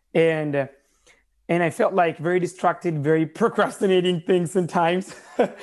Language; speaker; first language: English; non-native, fluent; Italian